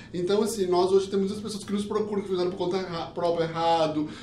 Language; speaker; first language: Portuguese; early bilingual, heritage; Portuguese